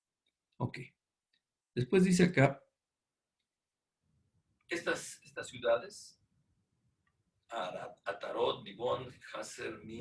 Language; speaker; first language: Spanish; native; Spanish